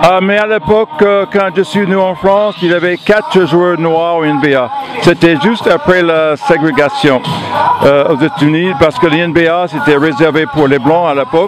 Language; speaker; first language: French; non-native, fluent; English